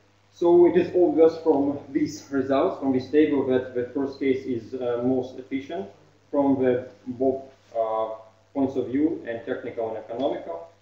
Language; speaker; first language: English; non-native, fluent; Russian